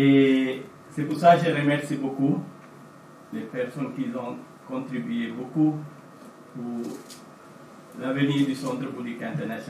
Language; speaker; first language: French; non-native, fluent; Sinhala